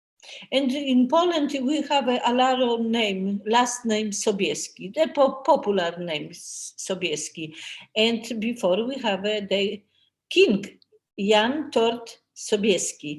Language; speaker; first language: English; non-native, learner; Polish